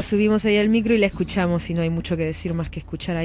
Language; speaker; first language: Spanish; native; Spanish